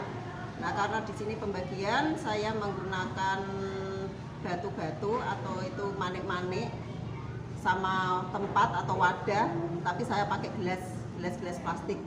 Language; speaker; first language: Indonesian; native; Indonesian